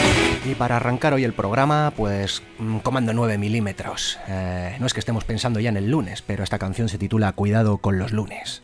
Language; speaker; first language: Spanish; native; Spanish